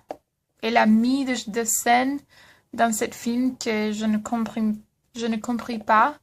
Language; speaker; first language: French; non-native, learner; Spanish